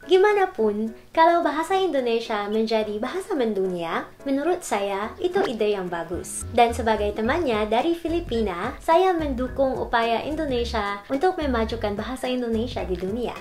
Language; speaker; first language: Indonesian; non-native, learner; Filipino